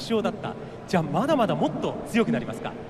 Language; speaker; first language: Japanese; native; Japanese